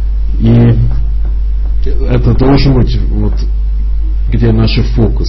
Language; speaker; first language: Russian; non-native, fluent; English